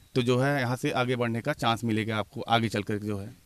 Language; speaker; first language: Hindi; native; Hindi